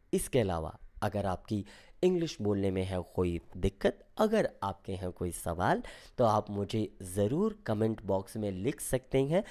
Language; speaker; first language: Hindi; native; Hindi